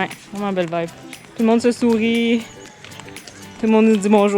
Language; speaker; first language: French; native; French